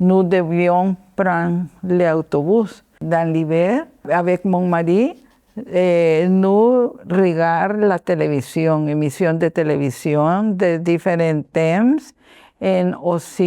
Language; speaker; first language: French; non-native, learner; Spanish